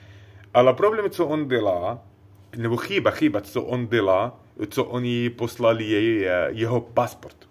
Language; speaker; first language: Czech; non-native, learner; Arabic